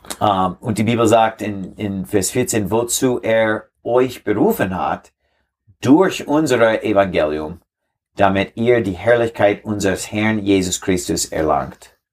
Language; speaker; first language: German; non-native, learner; English